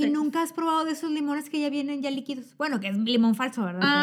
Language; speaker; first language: Spanish; native; Spanish